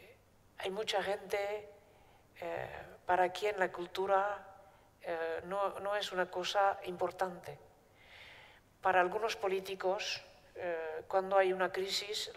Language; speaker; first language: Spanish; non-native, fluent; Basque